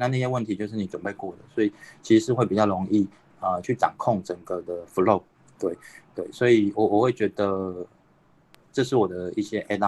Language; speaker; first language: Chinese; native; Chinese